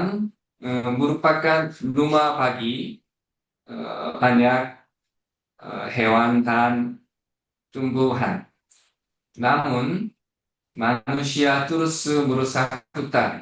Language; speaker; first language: Indonesian; non-native, fluent; Korean